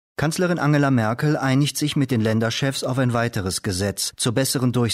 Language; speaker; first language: German; native; German